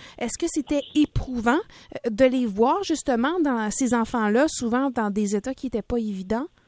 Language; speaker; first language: French; native; French